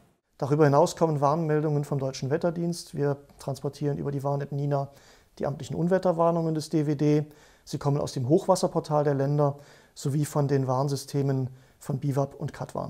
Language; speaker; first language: German; native; German